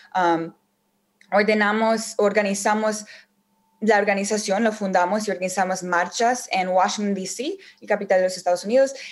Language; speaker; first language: Spanish; early bilingual, heritage; Spanish